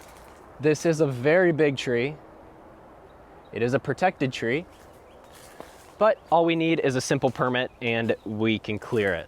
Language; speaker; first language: English; native; English